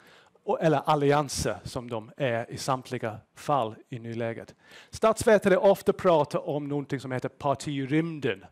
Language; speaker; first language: Swedish; non-native, fluent; English